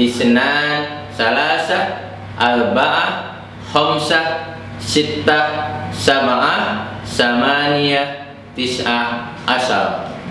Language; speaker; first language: Arabic; non-native, fluent; Indonesian